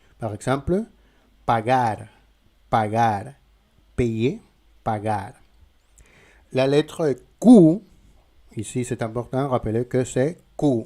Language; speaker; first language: French; non-native, fluent; Spanish